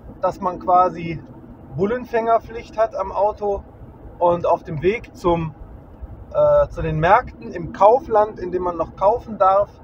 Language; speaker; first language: German; native; German